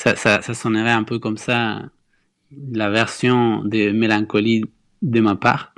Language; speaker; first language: French; non-native, fluent; Spanish